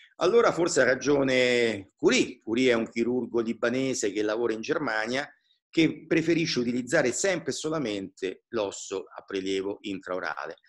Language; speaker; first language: Italian; native; Italian